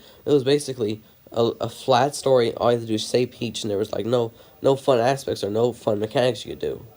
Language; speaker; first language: English; native; English